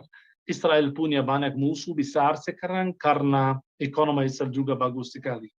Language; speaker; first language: Indonesian; non-native, fluent; Hebrew